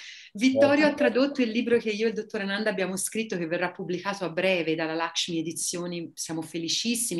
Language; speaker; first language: Italian; native; Italian